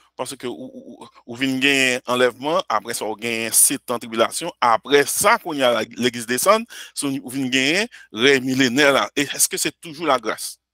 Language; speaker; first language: French; non-native, local second language; Haitian Creole